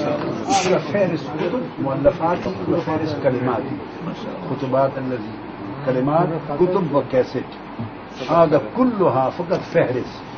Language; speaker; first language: Arabic; non-native, learner; Urdu